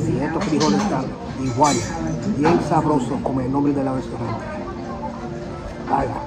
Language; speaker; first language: Spanish; early bilingual, heritage; English